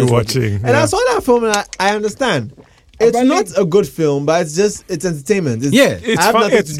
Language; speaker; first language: English; non-native, local second language; Akan